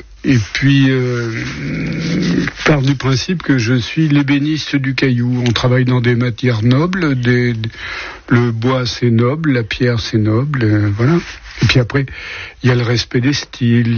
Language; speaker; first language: French; native; French